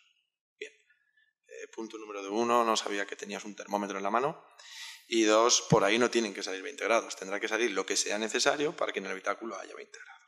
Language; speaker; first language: Spanish; native; Spanish